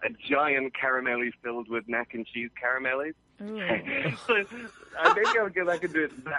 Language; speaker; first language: English; native; English